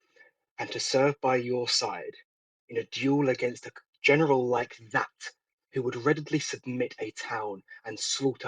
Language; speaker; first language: English; native; English